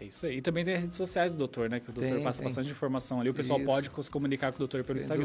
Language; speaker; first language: Portuguese; native; Portuguese